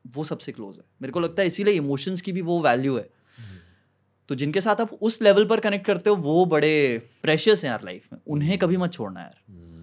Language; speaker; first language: Hindi; native; Hindi